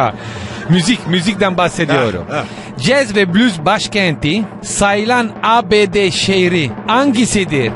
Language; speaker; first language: Turkish; non-native, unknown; Italian